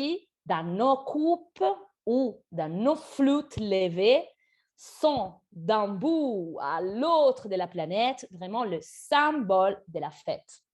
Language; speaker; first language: French; non-native, fluent; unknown